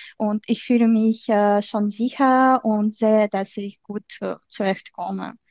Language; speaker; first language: German; non-native, fluent; Ukrainian